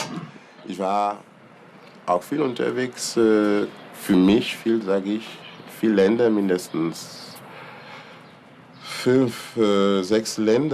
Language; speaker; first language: German; non-native, learner; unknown